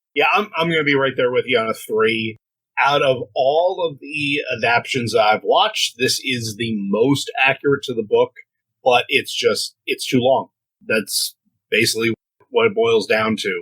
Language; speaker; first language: English; native; English